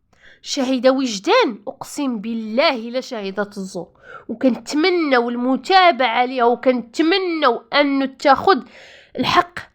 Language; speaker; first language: Arabic; native; Arabic